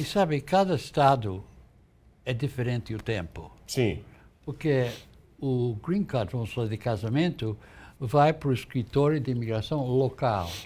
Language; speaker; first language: Portuguese; non-native, fluent; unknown